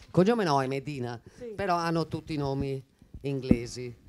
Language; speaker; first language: Italian; native; Italian